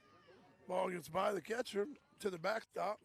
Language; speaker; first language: English; native; English